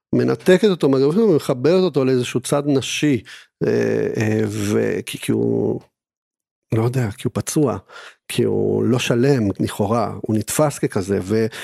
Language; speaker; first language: Hebrew; non-native, fluent; Spanish